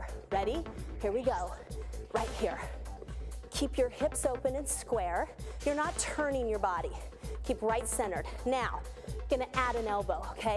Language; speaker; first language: English; native; English